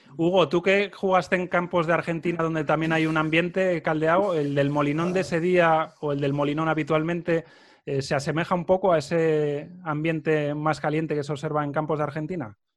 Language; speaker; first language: Spanish; native; Spanish